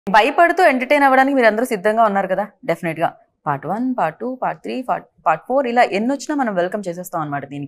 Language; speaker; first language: Telugu; native; Telugu